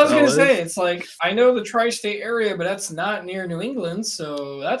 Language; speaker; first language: English; native; English